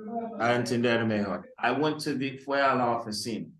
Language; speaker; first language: Spanish; early bilingual, heritage; Spanish